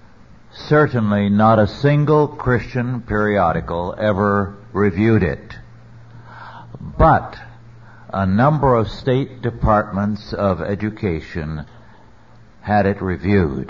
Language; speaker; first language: English; native; English